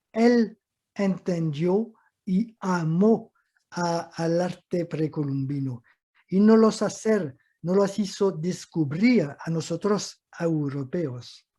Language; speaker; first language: Spanish; non-native, fluent; French